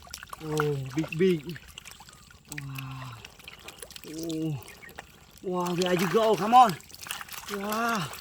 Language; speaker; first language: English; non-native, learner; Vietnamese